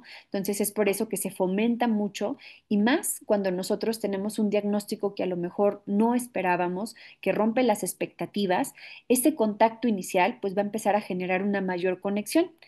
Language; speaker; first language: Spanish; native; Spanish